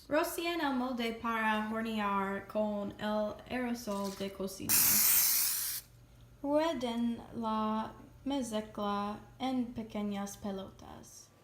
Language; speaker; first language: Spanish; non-native, learner; English